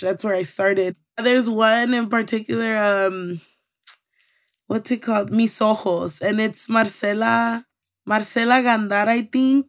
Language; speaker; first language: English; early bilingual, other home language; Spanish